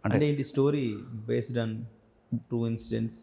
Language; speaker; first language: Telugu; native; Telugu